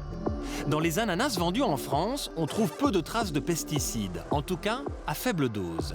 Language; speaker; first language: French; native; French